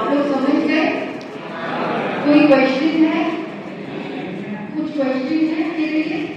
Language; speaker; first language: Hindi; non-native, local second language; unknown